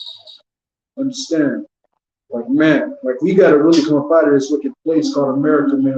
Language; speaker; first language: English; native; English